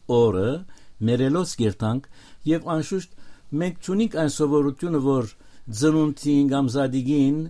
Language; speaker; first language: Armenian; native; Armenian